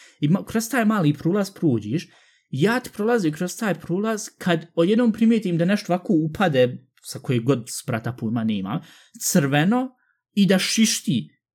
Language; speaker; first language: Bosnian; early bilingual, heritage; Bosnian